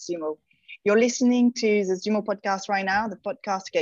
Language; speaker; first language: English; non-native, fluent; French